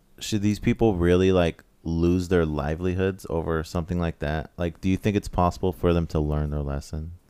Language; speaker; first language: English; native; English